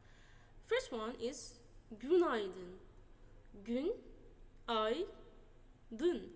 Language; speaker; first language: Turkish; non-native, fluent; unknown